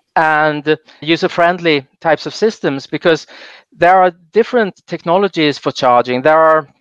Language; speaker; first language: English; non-native, fluent; Swedish